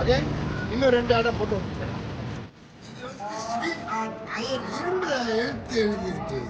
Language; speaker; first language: Tamil; native; Tamil